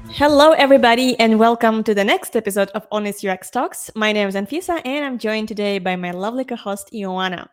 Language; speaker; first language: English; non-native, fluent; Ukrainian